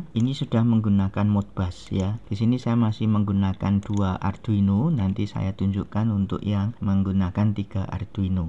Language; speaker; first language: Indonesian; native; Indonesian